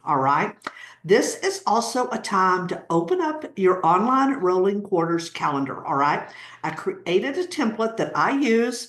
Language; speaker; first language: English; native; English